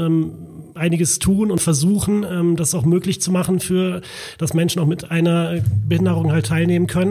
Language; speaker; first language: German; native; German